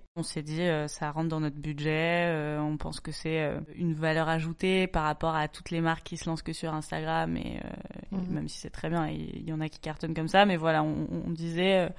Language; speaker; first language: French; native; French